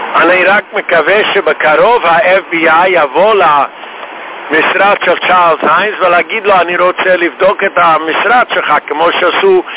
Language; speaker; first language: Hebrew; non-native, fluent; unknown